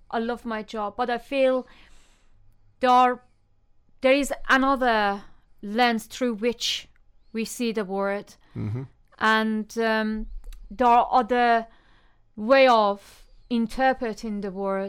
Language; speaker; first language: English; non-native, fluent; Persian